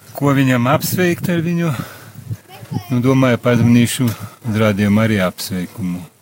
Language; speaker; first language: Latvian; native; Latvian